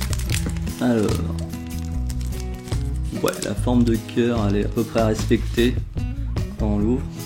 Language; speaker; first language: French; native; French